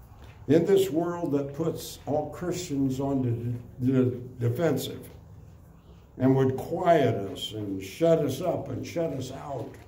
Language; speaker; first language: English; native; English